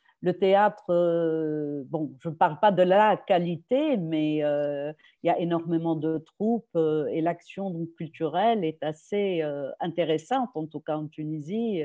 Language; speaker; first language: French; non-native, local second language; Arabic